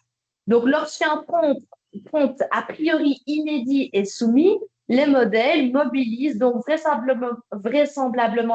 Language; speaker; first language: French; native; French